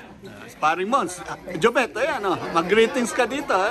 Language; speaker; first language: Filipino; native; Filipino